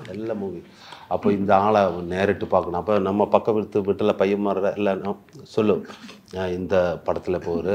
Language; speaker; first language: Tamil; non-native, learner; Malayalam